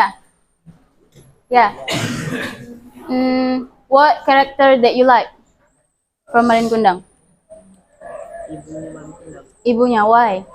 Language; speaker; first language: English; non-native, learner; Indonesian